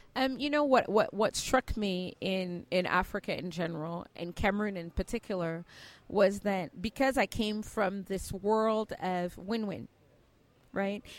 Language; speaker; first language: English; native; English